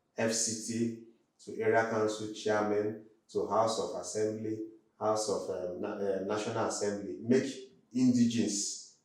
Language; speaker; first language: Nigerian Pidgin; non-native, local second language; Igbo